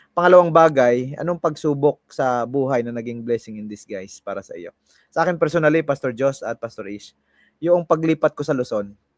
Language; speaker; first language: Filipino; non-native, local second language; Hiligaynon